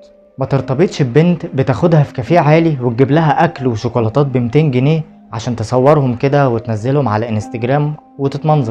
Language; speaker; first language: Arabic; native; Arabic